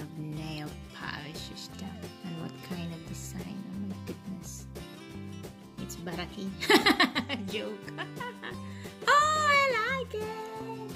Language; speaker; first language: English; non-native, local second language; Filipino